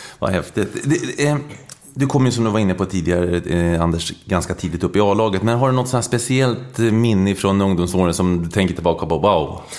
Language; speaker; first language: Swedish; native; Swedish